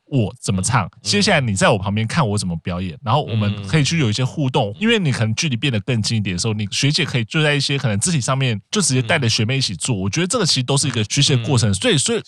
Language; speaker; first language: Chinese; native; Chinese